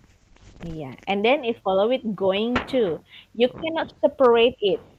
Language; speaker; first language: English; non-native, fluent; Indonesian